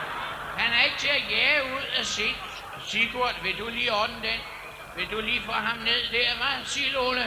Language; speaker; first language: Danish; native; Danish